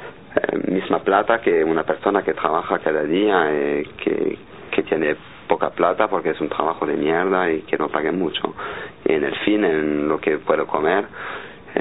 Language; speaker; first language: Spanish; non-native, fluent; French